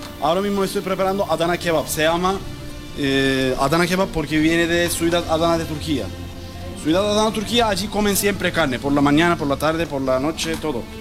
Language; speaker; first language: Spanish; non-native, learner; Turkish